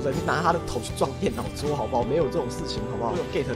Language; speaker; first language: Chinese; native; Chinese